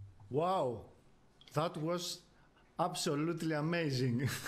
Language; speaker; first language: English; non-native, fluent; Greek